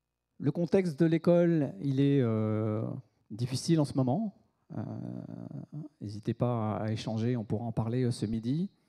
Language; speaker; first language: French; native; French